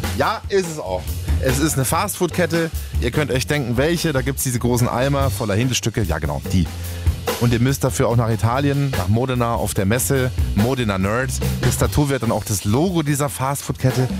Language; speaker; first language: German; native; German